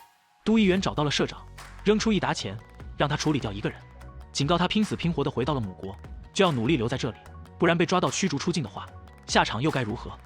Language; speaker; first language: Chinese; native; Chinese